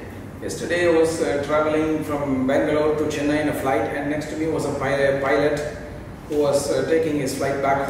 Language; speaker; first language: English; non-native, local second language; Tamil